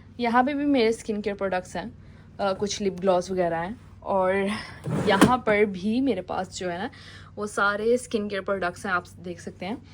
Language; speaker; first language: Urdu; native; Urdu